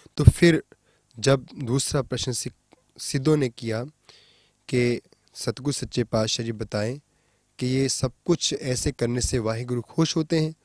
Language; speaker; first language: Hindi; non-native, local second language; Punjabi